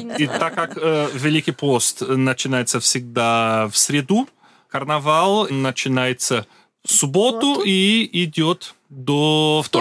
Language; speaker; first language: Russian; non-native, learner; Portuguese